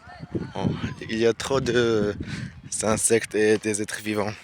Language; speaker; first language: French; non-native, learner; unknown